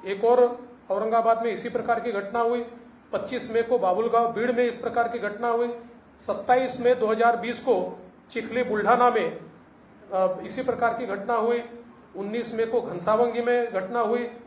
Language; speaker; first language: Hindi; non-native, local second language; Marathi